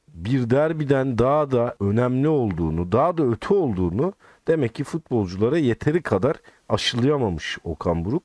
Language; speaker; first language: Turkish; native; Turkish